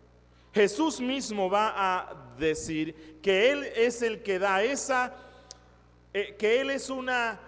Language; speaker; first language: Spanish; native; Spanish